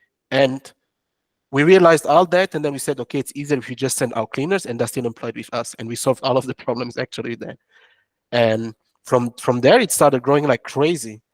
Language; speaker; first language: English; non-native, fluent; French